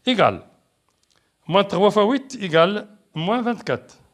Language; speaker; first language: French; non-native, local second language; Arabic